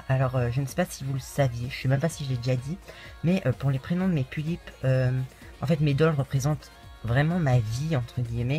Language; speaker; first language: French; native; French